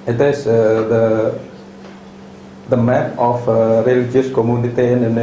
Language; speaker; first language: English; non-native, fluent; Indonesian